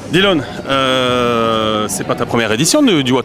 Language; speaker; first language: French; native; French